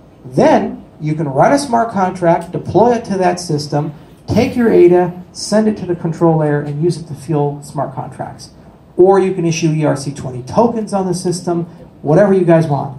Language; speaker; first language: English; native; English